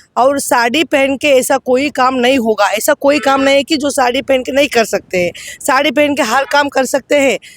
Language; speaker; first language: Hindi; non-native, local second language; Tamil